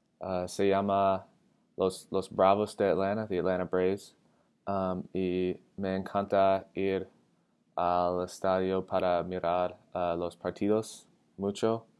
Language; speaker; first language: Spanish; non-native, learner; English